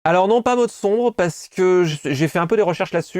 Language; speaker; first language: French; native; French